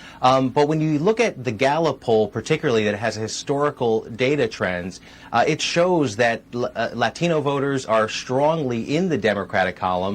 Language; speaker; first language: English; native; English